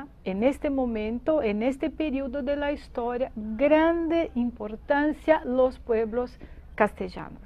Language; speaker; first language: Spanish; non-native, fluent; Portuguese